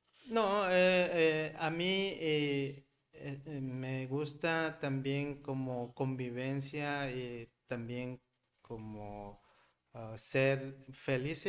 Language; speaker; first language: Spanish; non-native, learner; Korean